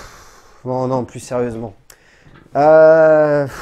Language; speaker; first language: French; native; French